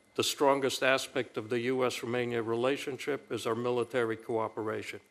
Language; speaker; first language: English; early bilingual, other home language; Romanian